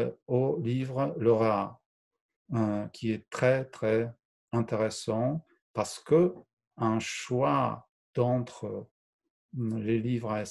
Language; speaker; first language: French; non-native, fluent; Polish